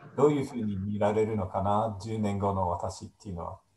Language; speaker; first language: Japanese; non-native, fluent; English